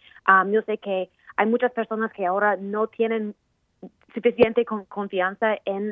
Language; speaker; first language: Spanish; non-native, fluent; English